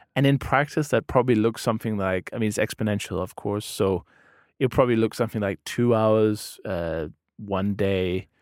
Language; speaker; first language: English; non-native, fluent; Danish